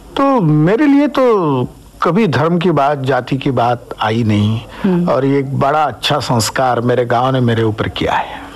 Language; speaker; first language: Hindi; non-native, local second language; Marathi